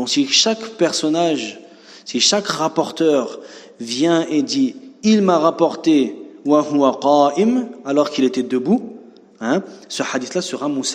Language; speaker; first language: French; native; French